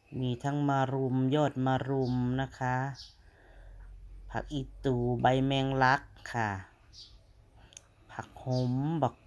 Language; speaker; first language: Thai; non-native, local second language; Lao